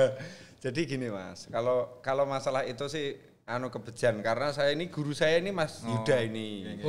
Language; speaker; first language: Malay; non-native, local second language; Javanese